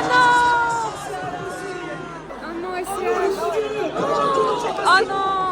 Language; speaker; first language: French; native; French